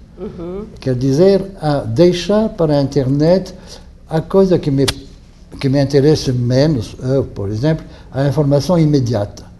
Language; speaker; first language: Portuguese; non-native, fluent; French